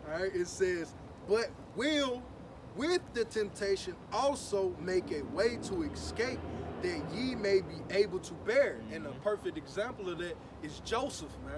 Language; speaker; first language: English; native; English